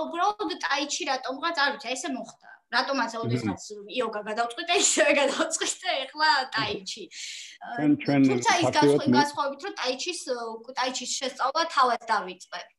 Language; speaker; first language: Georgian; native; Georgian